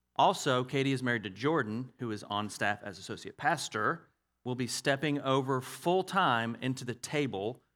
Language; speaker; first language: English; native; English